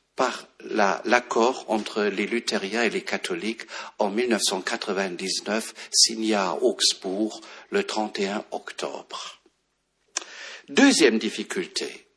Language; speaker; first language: French; non-native, fluent; German